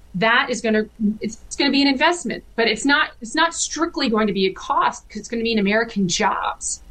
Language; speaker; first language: English; native; English